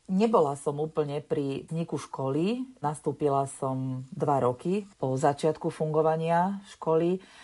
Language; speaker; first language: Slovak; native; Slovak